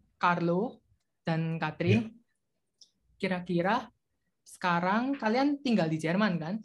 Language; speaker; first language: Indonesian; native; Indonesian